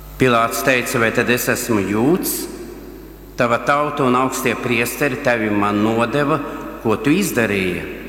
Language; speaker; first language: Latvian; native; Latvian